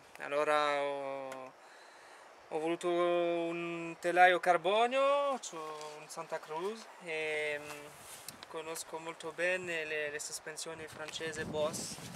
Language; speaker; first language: Italian; non-native, fluent; French